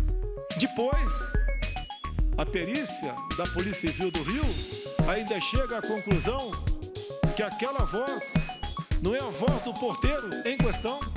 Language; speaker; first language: Portuguese; native; Portuguese